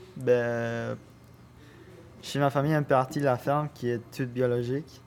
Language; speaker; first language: French; non-native, learner; Spanish